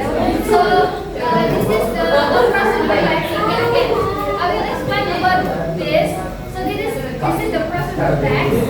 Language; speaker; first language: English; non-native, learner; Indonesian